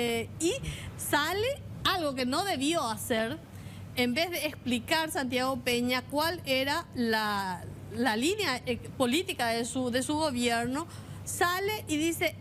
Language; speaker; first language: Spanish; native; Spanish